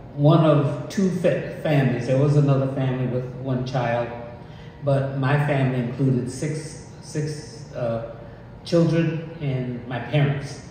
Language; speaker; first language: English; native; English